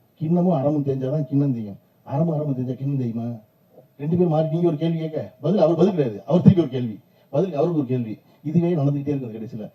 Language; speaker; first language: Tamil; native; Tamil